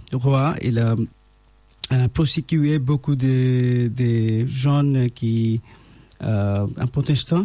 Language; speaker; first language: French; non-native, learner; Bangla